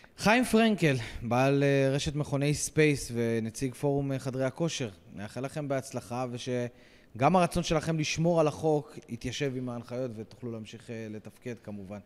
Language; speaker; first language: Hebrew; native; Hebrew